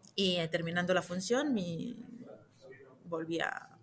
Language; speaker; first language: Spanish; non-native, fluent; Hebrew